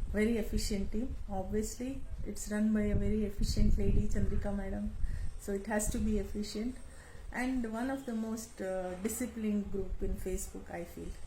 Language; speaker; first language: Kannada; non-native, local second language; Kodava